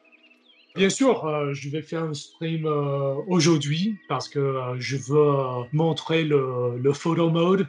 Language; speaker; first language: French; non-native, learner; English